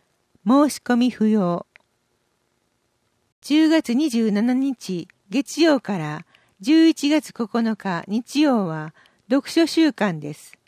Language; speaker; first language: Japanese; native; Japanese